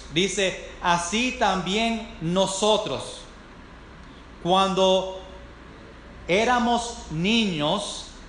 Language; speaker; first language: Spanish; non-native, fluent; English